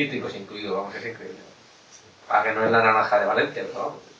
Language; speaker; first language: Spanish; native; Spanish